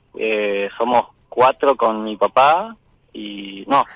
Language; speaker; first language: Spanish; native; Spanish